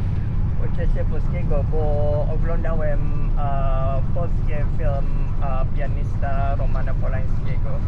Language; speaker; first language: Polish; non-native, learner; Indonesian